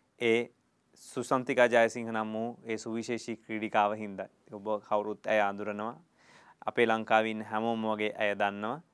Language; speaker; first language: Sinhala; native; Sinhala